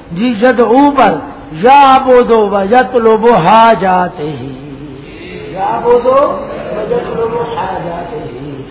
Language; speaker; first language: Urdu; non-native, local second language; Punjabi